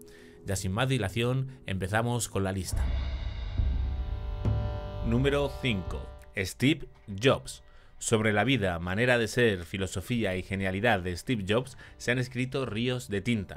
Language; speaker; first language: Spanish; native; Spanish